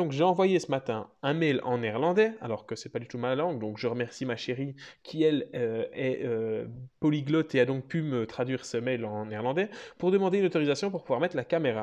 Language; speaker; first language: French; native; French